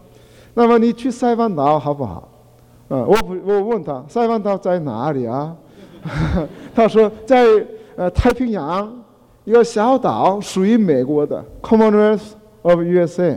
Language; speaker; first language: Chinese; non-native, fluent; Korean